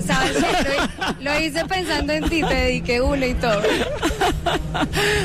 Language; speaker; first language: Spanish; native; Spanish